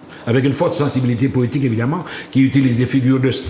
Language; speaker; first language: French; native; French